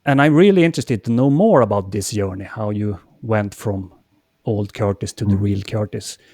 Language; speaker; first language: English; non-native, fluent; Swedish